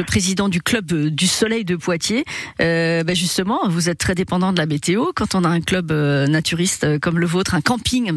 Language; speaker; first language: French; native; French